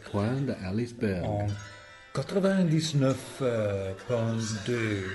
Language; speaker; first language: French; non-native, learner; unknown